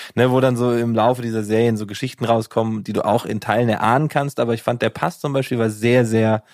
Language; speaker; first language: German; native; German